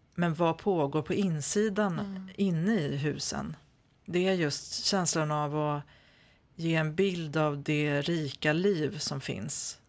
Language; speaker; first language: Swedish; native; Swedish